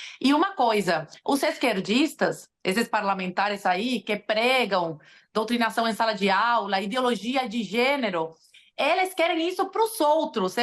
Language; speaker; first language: Portuguese; non-native, fluent; Spanish